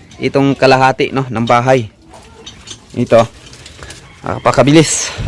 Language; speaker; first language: Filipino; non-native, local second language; Cebuano